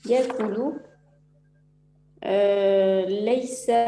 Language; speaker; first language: Arabic; non-native, learner; French